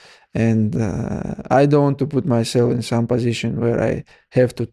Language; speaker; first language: English; non-native, learner; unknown